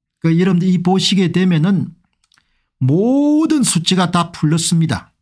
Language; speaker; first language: Korean; native; Korean